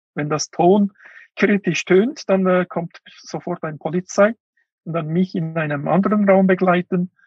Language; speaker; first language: German; non-native, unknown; Uyghur